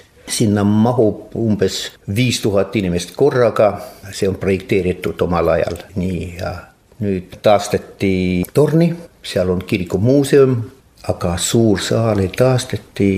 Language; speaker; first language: Estonian; non-native, local second language; Russian